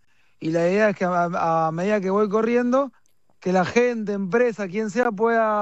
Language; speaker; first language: Spanish; native; Spanish